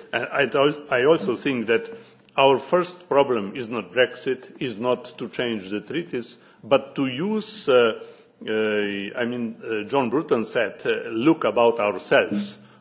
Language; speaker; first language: English; non-native, fluent; Slovenian